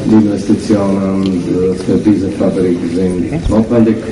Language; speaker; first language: German; non-native, learner; Slovak